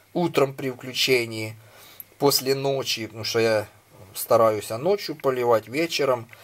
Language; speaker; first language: Russian; non-native, local second language; Ukrainian